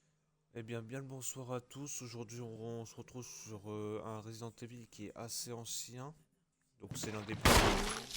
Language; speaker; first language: French; native; French